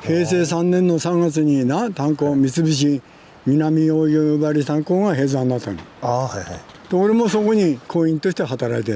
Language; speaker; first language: Japanese; native; Japanese